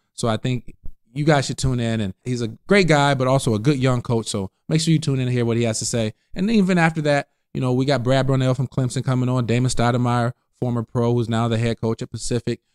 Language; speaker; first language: English; native; English